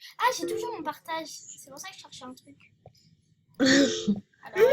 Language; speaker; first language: French; native; French